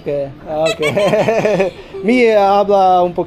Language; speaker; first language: Spanish; non-native, learner; Serbian